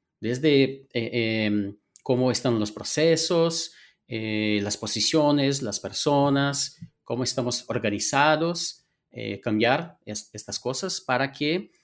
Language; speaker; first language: Spanish; non-native, fluent; Portuguese